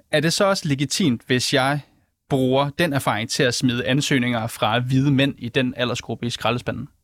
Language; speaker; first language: Danish; native; Danish